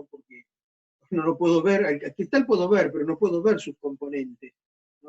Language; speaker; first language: Spanish; native; Spanish